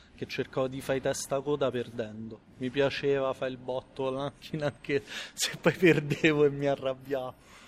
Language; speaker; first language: Italian; native; Italian